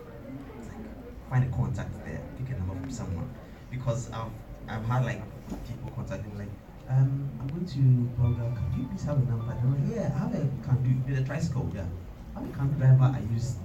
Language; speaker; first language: English; non-native, local second language; Ga